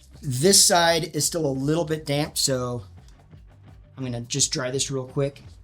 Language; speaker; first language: English; native; English